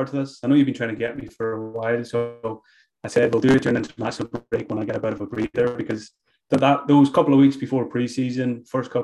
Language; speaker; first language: English; native; English